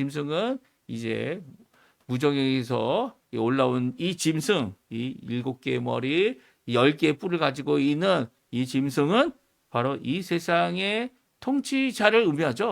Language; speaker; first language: Korean; native; Korean